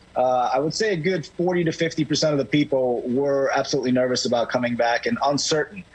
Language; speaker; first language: English; native; English